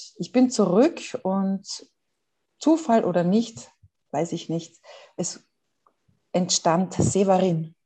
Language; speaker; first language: German; native; German